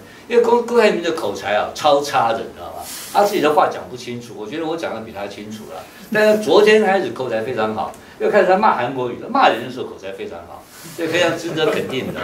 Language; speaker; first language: Chinese; native; Chinese